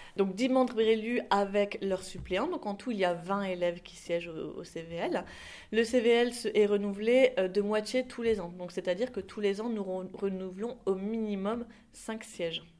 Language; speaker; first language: French; native; French